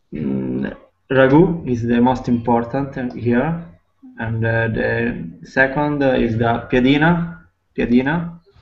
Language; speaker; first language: English; non-native, fluent; Italian